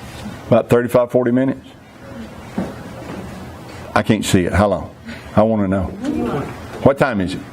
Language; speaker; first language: English; native; English